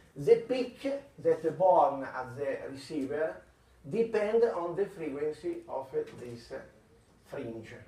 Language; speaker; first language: English; non-native, fluent; Italian